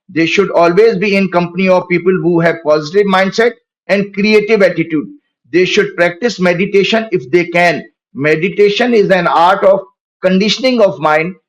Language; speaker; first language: English; non-native, local second language; Hindi